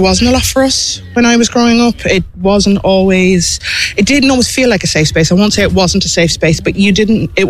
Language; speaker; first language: English; native; English